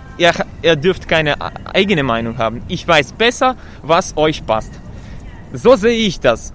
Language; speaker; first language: German; non-native, fluent; Russian